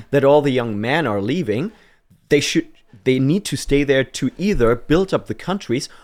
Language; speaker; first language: English; non-native, fluent; German